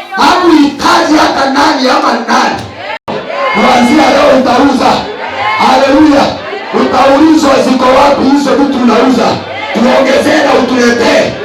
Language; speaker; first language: Swahili; non-native, local second language; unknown